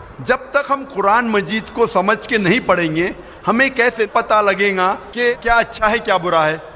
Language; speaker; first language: Urdu; non-native, local second language; Konkani